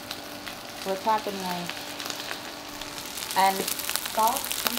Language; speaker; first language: English; non-native, learner; Thai